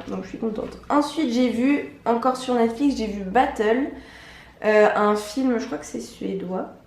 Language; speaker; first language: French; native; French